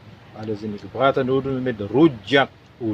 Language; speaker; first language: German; non-native, learner; Indonesian